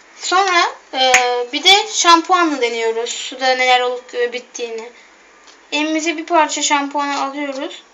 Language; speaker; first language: Turkish; native; Turkish